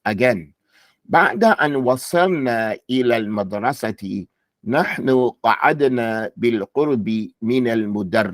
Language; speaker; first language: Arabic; non-native, fluent; English